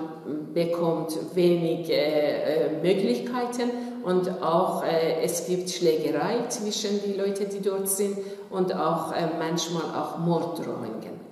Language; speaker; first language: German; non-native, fluent; Persian